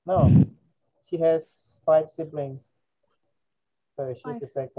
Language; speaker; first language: English; non-native, fluent; Indonesian